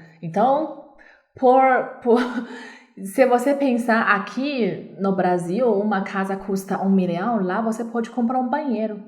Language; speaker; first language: Portuguese; non-native, learner; Chinese